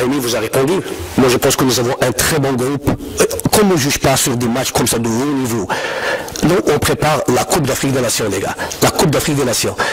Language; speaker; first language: French; non-native, local second language; Arabic